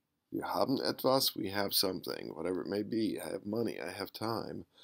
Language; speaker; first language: English; native; English